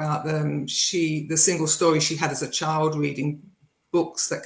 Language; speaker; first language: English; native; English